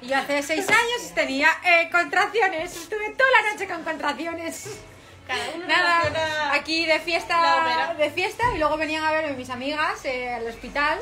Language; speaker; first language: Spanish; native; Spanish